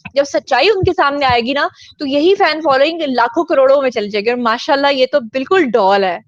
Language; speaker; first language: Urdu; native; Urdu